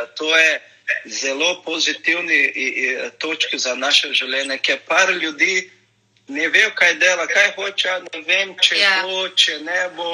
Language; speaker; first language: Slovenian; non-native, learner; Portuguese